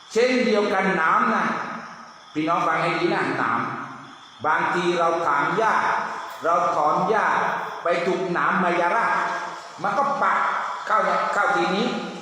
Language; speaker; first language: Thai; non-native, local second language; Pattani Malay